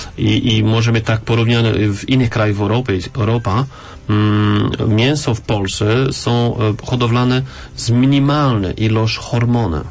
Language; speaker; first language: Polish; non-native, learner; French